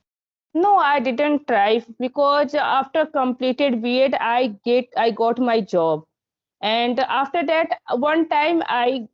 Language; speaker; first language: English; non-native, learner; Hindi